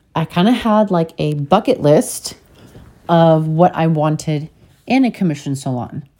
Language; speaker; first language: English; native; English